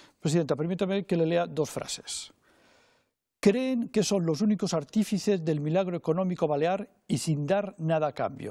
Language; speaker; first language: Spanish; non-native, local second language; Catalan